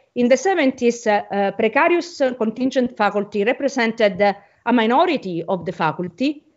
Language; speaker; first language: English; non-native, fluent; Italian